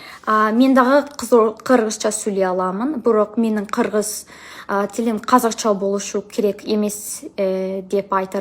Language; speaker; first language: Kazakh; non-native, learner; English